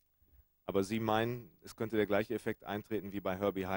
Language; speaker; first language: German; native; German